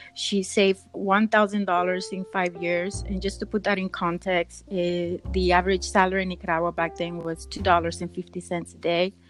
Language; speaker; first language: English; early bilingual, other home language; Spanish